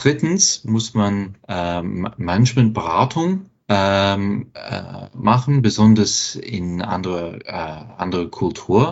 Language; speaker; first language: German; non-native, fluent; English